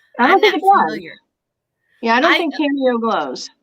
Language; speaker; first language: English; native; English